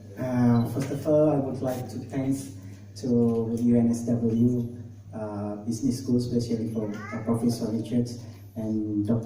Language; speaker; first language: English; non-native, learner; Indonesian